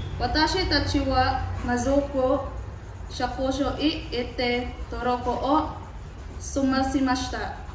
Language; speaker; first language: Japanese; non-native, learner; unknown